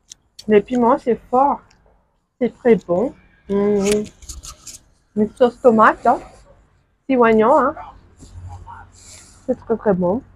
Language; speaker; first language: French; non-native, local second language; Malagasy